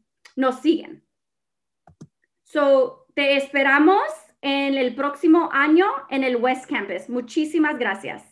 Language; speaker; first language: Spanish; early bilingual, other home language; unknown